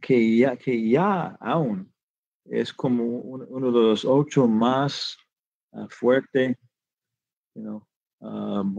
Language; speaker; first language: Spanish; non-native, fluent; English